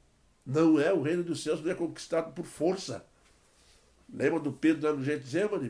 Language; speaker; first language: Portuguese; native; Portuguese